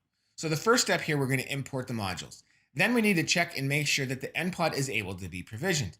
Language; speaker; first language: English; native; English